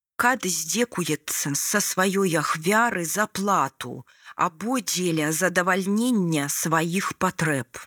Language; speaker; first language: Belarusian; native; Belarusian